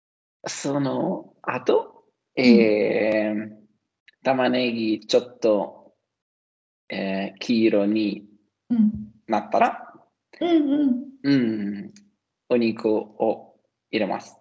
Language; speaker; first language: Japanese; non-native, learner; Italian